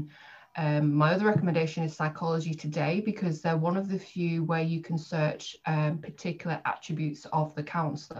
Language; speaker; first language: English; native; English